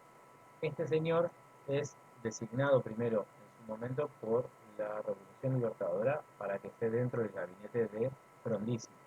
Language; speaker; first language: Spanish; native; Spanish